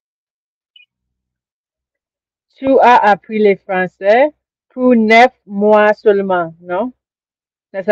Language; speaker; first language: French; non-native, learner; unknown